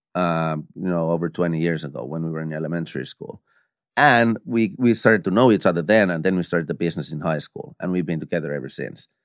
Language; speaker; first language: English; non-native, fluent; Finnish